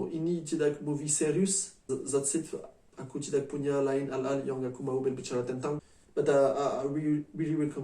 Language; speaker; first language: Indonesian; non-native, learner; French